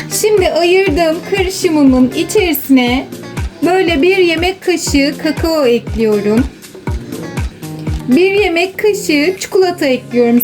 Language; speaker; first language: Turkish; native; Turkish